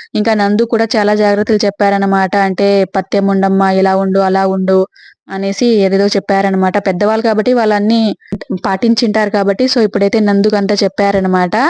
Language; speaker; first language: Telugu; non-native, local second language; Lambadi